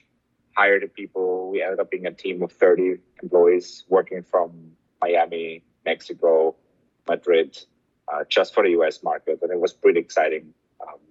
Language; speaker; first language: English; non-native, fluent; German